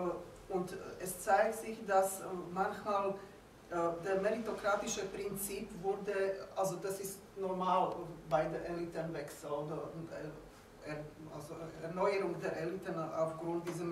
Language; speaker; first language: German; non-native, fluent; Slovak